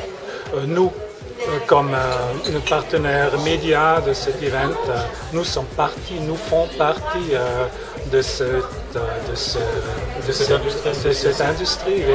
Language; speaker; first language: French; non-native, fluent; German